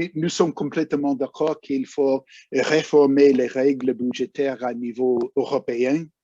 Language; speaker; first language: French; non-native, fluent; English